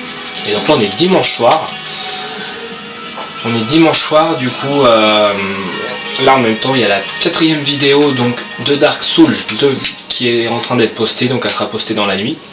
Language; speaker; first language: French; native; French